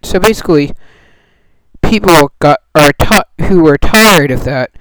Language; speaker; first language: English; native; English